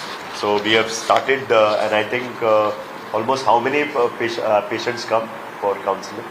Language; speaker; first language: English; non-native, local second language; Konkani